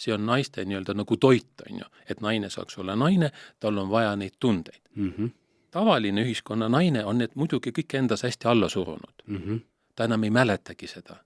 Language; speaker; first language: Estonian; native; Estonian